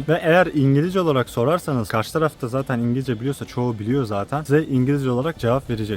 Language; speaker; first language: Turkish; native; Turkish